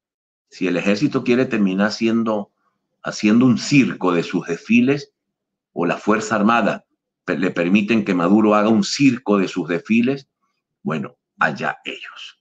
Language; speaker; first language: Spanish; native; Spanish